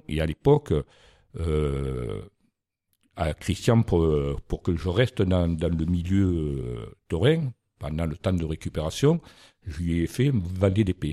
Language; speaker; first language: French; native; French